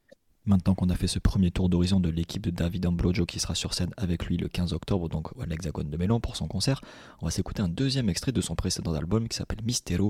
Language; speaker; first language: French; native; French